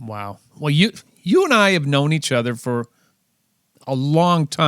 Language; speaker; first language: English; native; English